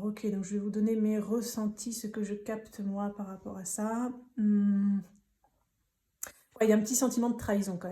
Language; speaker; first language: French; native; French